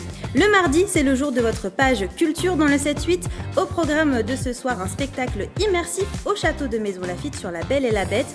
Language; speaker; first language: French; native; French